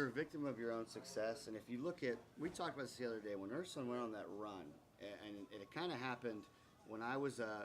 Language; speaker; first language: English; native; English